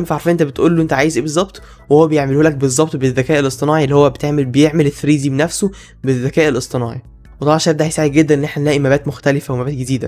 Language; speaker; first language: Arabic; native; Arabic